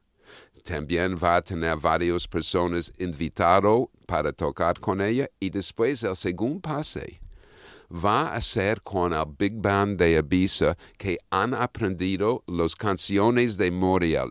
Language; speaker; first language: Spanish; non-native, fluent; English